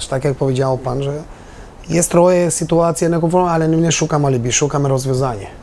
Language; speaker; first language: Polish; non-native, learner; Albanian